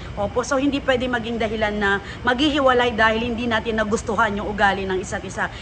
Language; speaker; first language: Filipino; native; Filipino